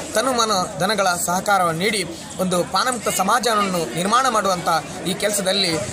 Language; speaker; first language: Kannada; native; Kannada